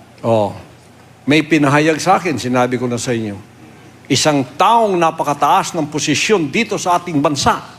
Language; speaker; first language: Filipino; non-native, local second language; Cebuano